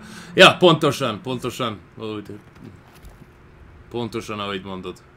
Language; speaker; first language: Hungarian; early bilingual, heritage; Hungarian